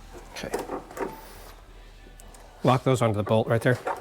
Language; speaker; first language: English; native; English